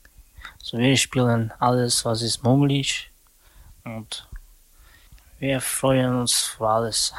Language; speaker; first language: German; non-native, learner; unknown